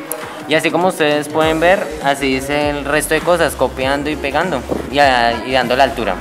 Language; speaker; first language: Spanish; native; Spanish